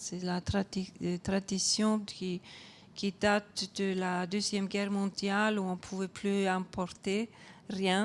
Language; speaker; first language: French; non-native, fluent; Icelandic